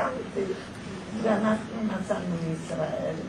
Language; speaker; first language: Hebrew; non-native, fluent; Polish